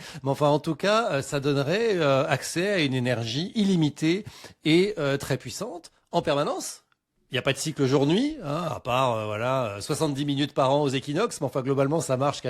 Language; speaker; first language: French; native; French